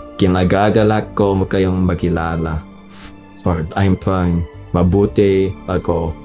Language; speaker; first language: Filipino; non-native, learner; English